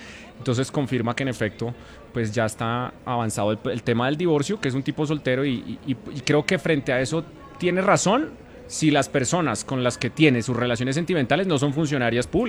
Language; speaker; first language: Spanish; native; Spanish